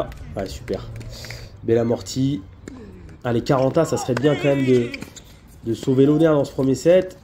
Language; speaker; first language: French; native; French